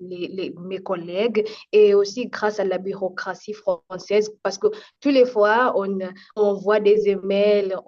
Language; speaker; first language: French; non-native, fluent; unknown